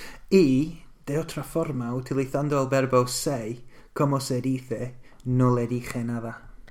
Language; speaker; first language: Spanish; non-native, fluent; English